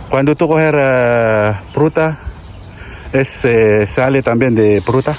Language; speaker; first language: Spanish; non-native, learner; Filipino